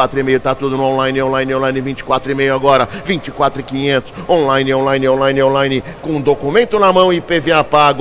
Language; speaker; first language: Portuguese; native; Portuguese